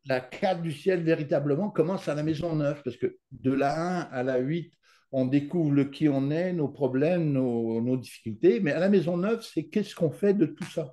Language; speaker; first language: French; native; French